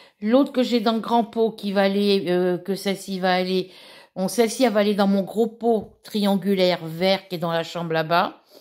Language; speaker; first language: French; native; French